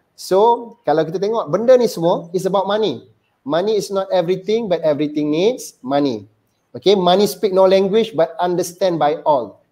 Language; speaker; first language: English; non-native, local second language; Malay